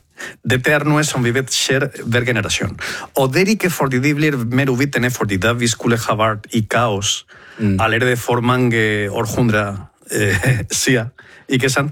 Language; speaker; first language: Norwegian; non-native, fluent; Spanish